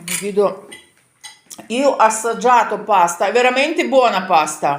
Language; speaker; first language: Italian; non-native, learner; Ukrainian